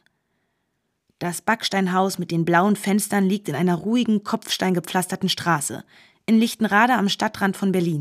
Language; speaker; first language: German; native; German